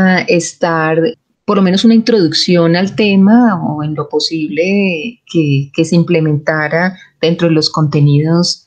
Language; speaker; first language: Spanish; native; Spanish